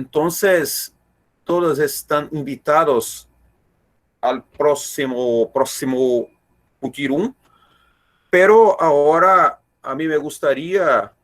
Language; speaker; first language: Spanish; non-native, learner; Portuguese